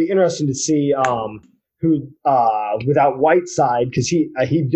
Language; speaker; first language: English; native; English